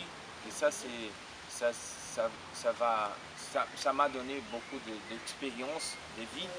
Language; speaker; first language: French; non-native, fluent; Portuguese